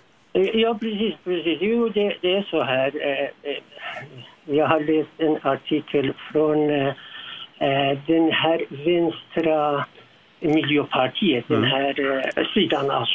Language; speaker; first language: Swedish; non-native, learner; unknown